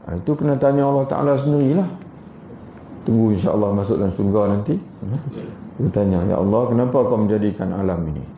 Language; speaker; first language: Malay; native; Malay